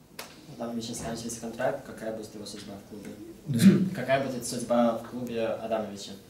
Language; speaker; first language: Russian; native; Russian